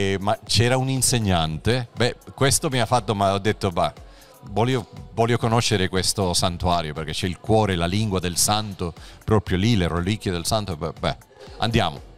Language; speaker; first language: Italian; non-native, fluent; Spanish